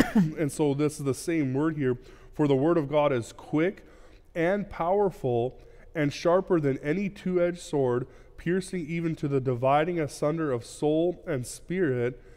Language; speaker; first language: English; early bilingual, other home language; Plautdietsch